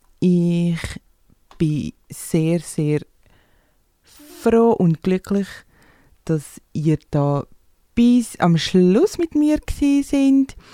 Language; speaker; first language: German; non-native, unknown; Portuguese